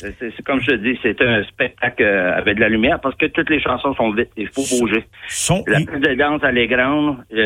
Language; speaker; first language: French; native; French